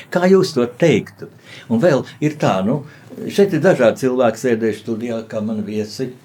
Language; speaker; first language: Latvian; native; Latvian